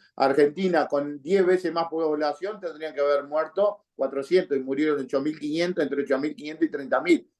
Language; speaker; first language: Spanish; native; Spanish